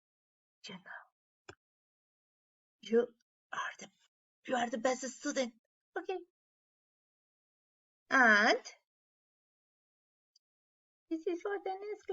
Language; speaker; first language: English; non-native, learner; Spanish